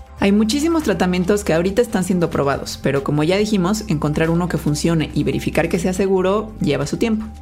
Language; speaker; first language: Spanish; native; Spanish